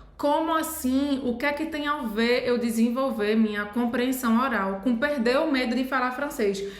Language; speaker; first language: Portuguese; native; Portuguese